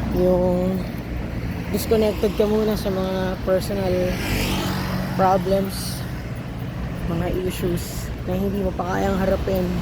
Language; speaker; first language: Filipino; native; Filipino